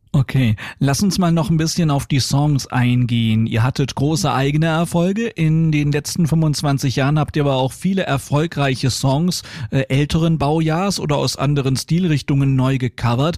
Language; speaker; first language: German; native; German